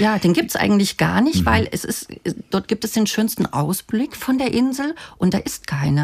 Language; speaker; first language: German; native; German